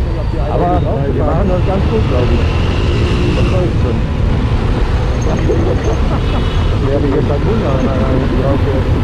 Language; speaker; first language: German; native; German